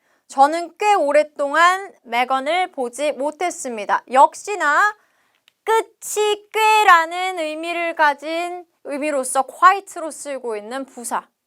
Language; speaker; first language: Korean; native; Korean